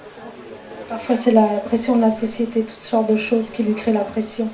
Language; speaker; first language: French; native; French